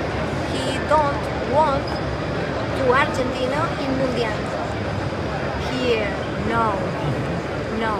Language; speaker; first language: English; non-native, learner; Spanish